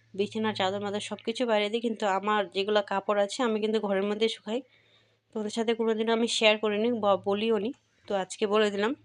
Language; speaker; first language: Bangla; non-native, local second language; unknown